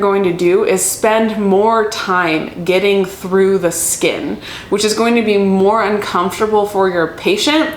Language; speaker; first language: English; native; English